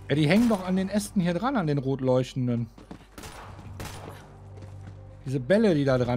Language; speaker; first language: German; native; German